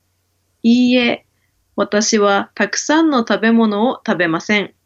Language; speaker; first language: Japanese; non-native, learner; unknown